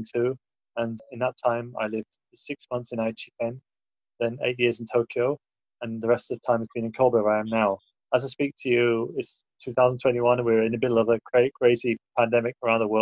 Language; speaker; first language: English; native; English